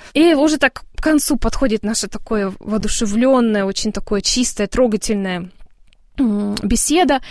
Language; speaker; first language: Russian; early bilingual, heritage; Russian